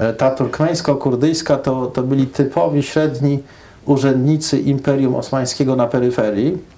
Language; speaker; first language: Polish; early bilingual, heritage; Polish